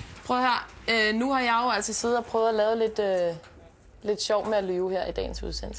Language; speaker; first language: Danish; native; Danish